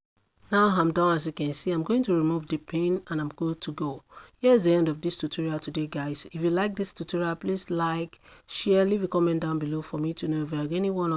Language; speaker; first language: English; non-native, local second language; Yoruba